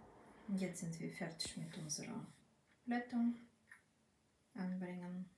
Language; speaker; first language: German; non-native, fluent; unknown